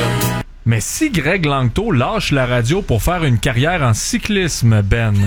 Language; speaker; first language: French; native; French